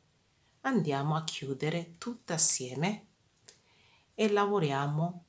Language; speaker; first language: Italian; non-native, fluent; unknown